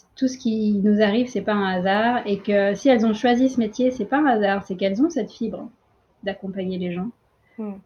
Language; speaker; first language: French; early bilingual, other home language; Tamil